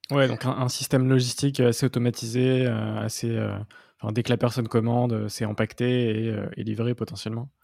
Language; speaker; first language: French; native; French